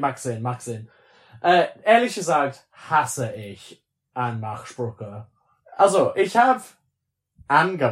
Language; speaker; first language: German; non-native, learner; English